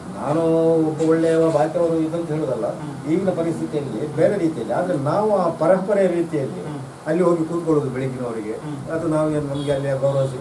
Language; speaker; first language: Kannada; non-native, local second language; Tulu